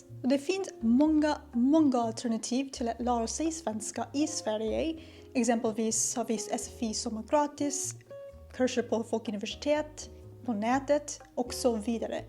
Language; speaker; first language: Swedish; non-native, learner; Japanese